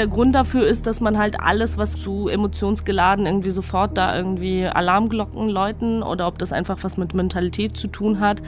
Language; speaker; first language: German; non-native, fluent; Georgian